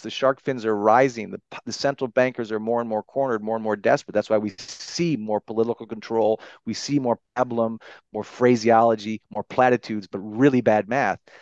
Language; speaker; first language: English; native; English